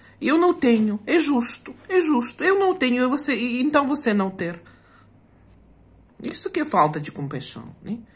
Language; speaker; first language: Portuguese; non-native, fluent; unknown